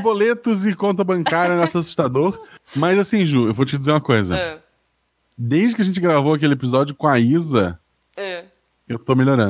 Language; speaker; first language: Portuguese; native; Portuguese